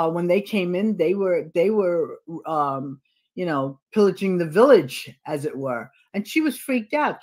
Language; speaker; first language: English; native; English